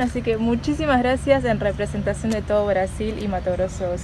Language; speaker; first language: Spanish; native; Spanish